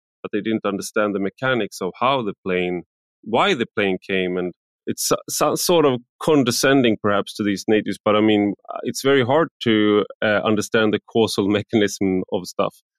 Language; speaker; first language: English; non-native, fluent; Swedish